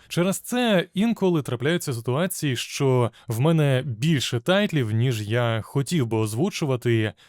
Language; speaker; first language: Ukrainian; non-native, local second language; Russian